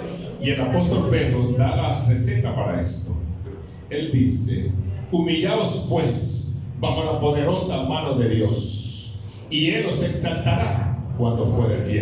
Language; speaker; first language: Spanish; native; Spanish